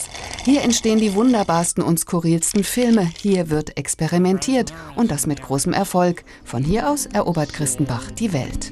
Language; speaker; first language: German; native; German